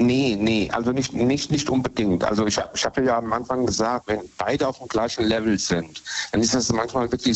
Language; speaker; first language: German; native; German